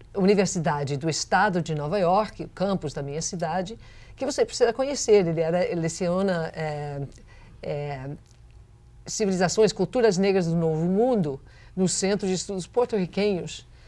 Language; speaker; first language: Portuguese; non-native, fluent; English